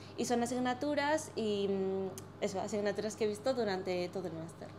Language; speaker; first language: Spanish; native; Spanish